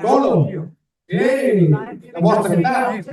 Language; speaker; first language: Italian; native; Italian